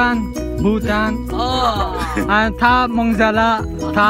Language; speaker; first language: Chinese; non-native, learner; Arabic